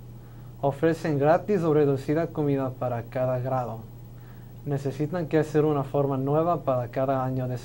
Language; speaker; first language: Spanish; non-native, learner; English